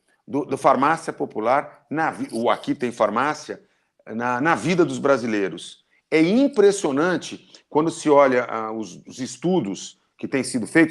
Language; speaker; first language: Portuguese; native; Portuguese